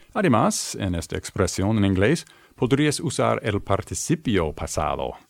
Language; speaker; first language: Spanish; non-native, fluent; English